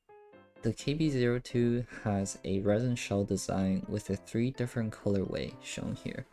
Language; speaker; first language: English; non-native, fluent; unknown